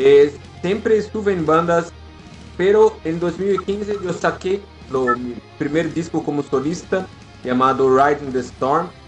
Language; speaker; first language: Spanish; non-native, learner; Portuguese